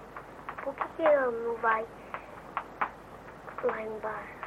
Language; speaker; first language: Portuguese; early bilingual, heritage; Portuguese